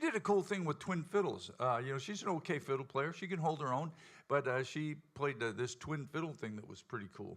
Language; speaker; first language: English; native; English